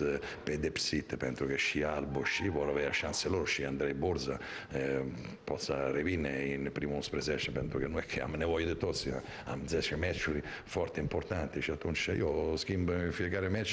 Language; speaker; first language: Romanian; non-native, fluent; Italian